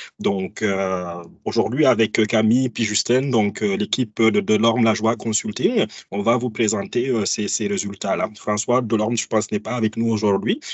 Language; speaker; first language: French; native; French